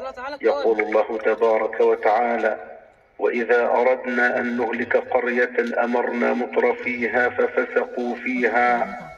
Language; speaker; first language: Arabic; native; Arabic